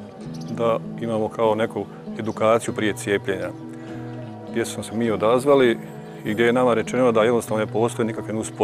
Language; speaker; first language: Croatian; native; Croatian